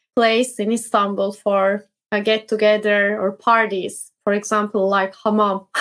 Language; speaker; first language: English; non-native, fluent; Turkish